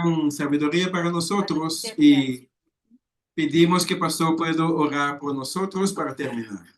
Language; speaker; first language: Spanish; non-native, learner; Papiamento